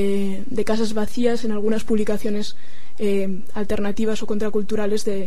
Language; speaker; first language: Spanish; native; Spanish